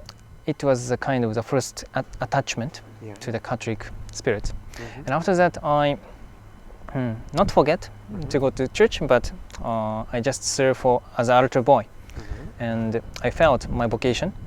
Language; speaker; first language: English; non-native, fluent; Japanese